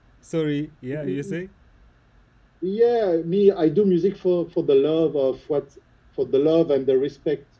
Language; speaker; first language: English; non-native, fluent; French